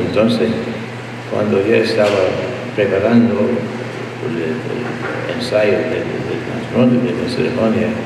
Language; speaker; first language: Spanish; non-native, fluent; English